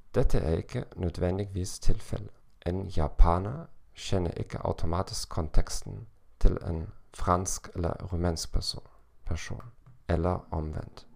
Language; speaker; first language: Norwegian; non-native, learner; German